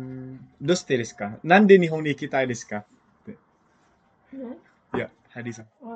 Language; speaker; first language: Japanese; non-native, fluent; Indonesian